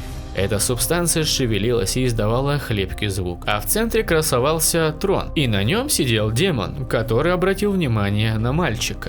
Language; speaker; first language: Russian; native; Russian